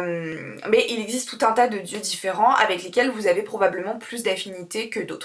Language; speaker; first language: French; native; French